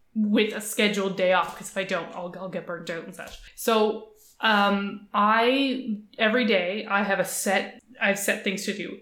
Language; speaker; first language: English; native; English